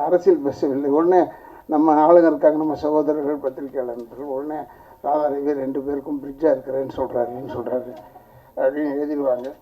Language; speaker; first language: Tamil; non-native, local second language; Telugu